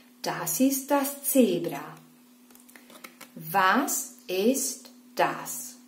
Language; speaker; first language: German; non-native, fluent; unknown